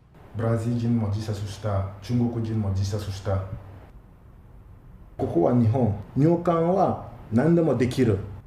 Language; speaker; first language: Japanese; non-native, learner; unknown